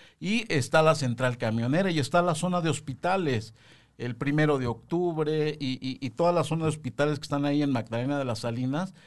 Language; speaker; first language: Spanish; native; Spanish